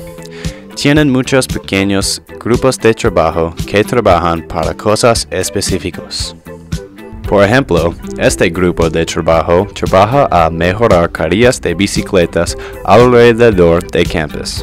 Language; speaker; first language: Spanish; non-native, learner; English